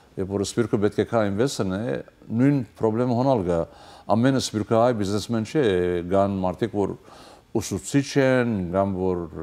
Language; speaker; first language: Armenian; early bilingual, heritage; Armenian